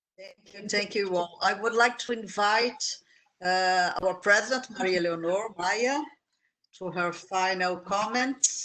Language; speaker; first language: English; non-native, fluent; Portuguese